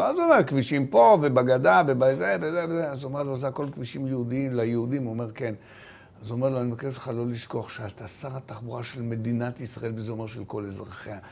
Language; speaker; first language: Hebrew; native; Hebrew